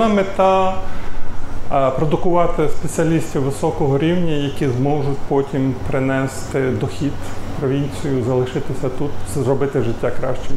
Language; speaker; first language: Ukrainian; native; Ukrainian